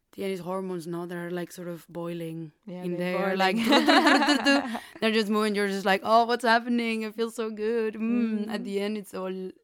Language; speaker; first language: English; non-native, fluent; Spanish